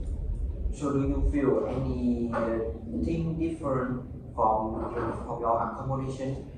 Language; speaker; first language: English; non-native, learner; Vietnamese